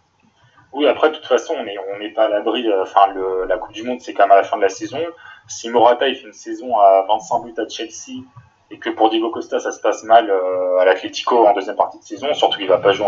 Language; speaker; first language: French; native; French